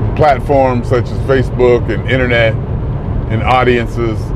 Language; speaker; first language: English; native; English